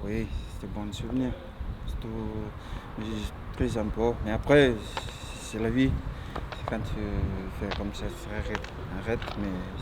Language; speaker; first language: French; non-native, learner; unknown